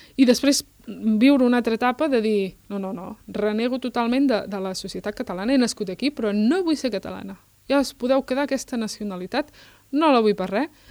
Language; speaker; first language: Catalan; early bilingual, other home language; Berber languages